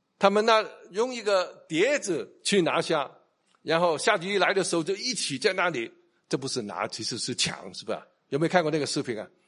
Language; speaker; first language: Chinese; non-native, local second language; Cantonese